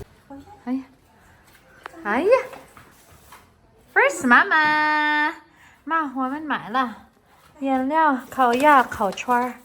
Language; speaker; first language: Chinese; non-native, learner; Filipino